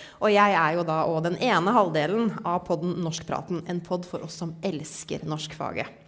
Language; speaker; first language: Norwegian; native; Norwegian